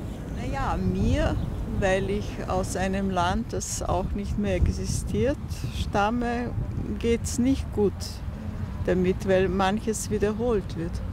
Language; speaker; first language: German; non-native, fluent; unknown